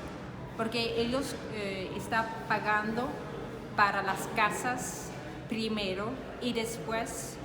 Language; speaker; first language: Spanish; non-native, learner; Danish